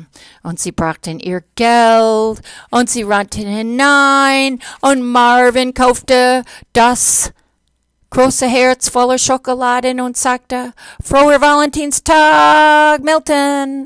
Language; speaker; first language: German; non-native, fluent; English